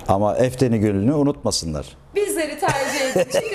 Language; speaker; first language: Turkish; native; Turkish